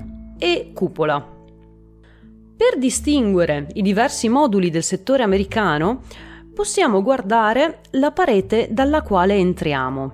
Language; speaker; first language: Italian; native; Italian